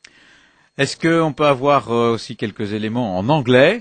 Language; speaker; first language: French; native; French